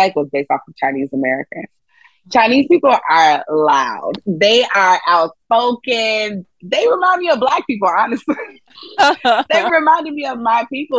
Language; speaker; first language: English; native; English